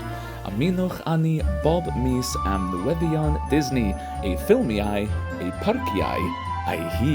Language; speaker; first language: Welsh; non-native, learner; English